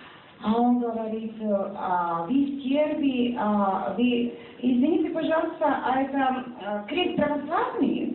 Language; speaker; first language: Russian; non-native, fluent; Serbian